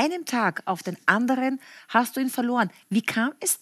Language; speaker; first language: German; native; German